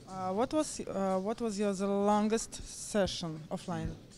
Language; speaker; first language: English; non-native, learner; Russian